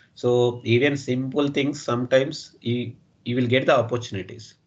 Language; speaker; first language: English; non-native, local second language; Telugu